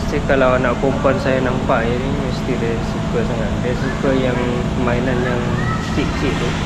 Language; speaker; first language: Malay; non-native, fluent; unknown